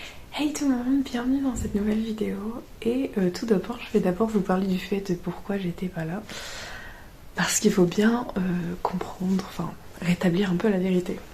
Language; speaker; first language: French; native; French